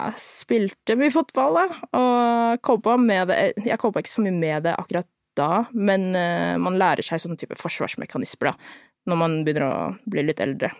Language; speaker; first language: Norwegian; early bilingual, other home language; Filipino